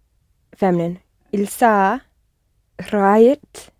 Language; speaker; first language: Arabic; non-native, learner; English